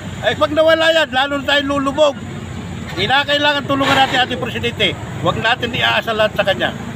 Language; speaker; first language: Filipino; native; Filipino